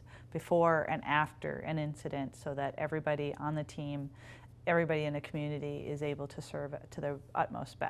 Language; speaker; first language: English; native; English